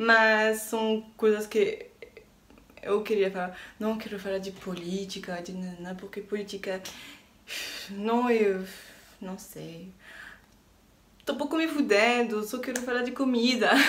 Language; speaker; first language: Portuguese; non-native, learner; French